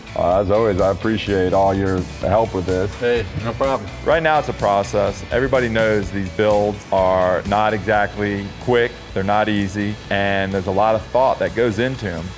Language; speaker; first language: English; native; English